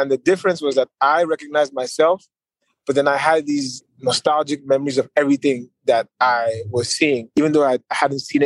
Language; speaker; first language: English; non-native, local second language; Yoruba